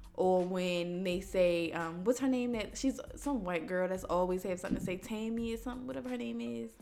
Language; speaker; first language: English; native; English